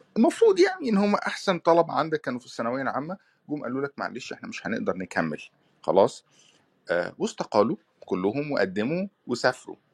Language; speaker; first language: Arabic; native; Arabic